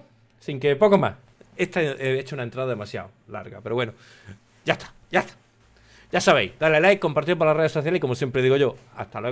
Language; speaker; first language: Spanish; native; Spanish